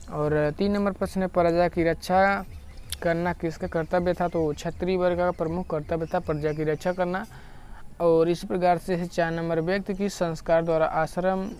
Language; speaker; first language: Hindi; native; Hindi